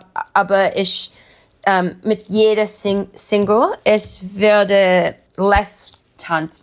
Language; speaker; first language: German; non-native, learner; English